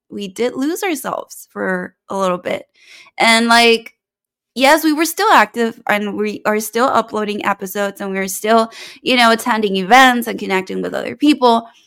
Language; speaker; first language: English; early bilingual, other home language; Spanish